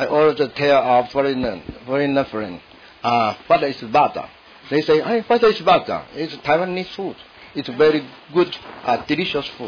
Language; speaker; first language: English; non-native, learner; Min Nan Chinese